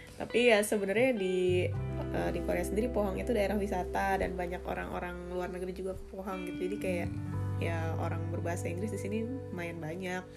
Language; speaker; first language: Indonesian; native; Indonesian